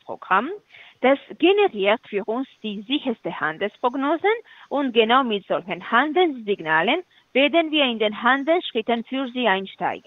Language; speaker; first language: German; non-native, fluent; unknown